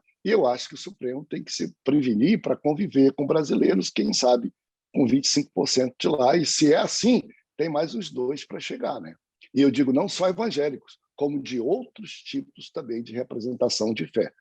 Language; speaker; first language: Portuguese; native; Portuguese